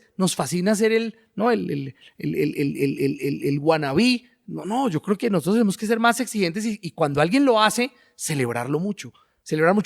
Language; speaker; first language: Spanish; native; Spanish